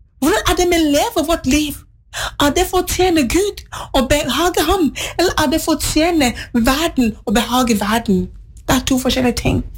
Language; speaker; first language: Norwegian; non-native, fluent; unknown